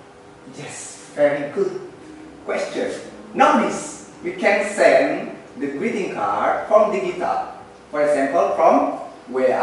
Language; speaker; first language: English; non-native, learner; Indonesian